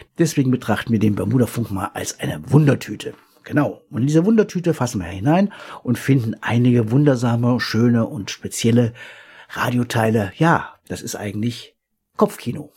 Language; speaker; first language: German; native; German